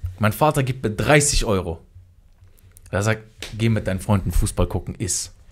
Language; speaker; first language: German; early bilingual, other home language; Kurdish